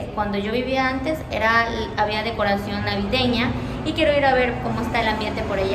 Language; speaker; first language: Spanish; native; Spanish